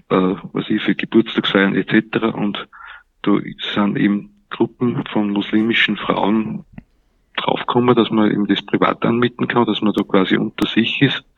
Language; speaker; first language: German; native; German